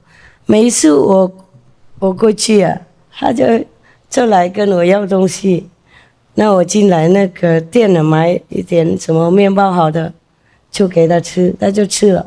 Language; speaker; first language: Chinese; non-native, fluent; Vietnamese